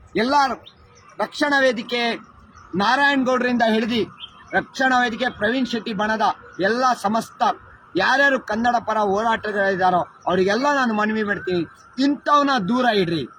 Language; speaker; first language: Kannada; non-native, local second language; Urdu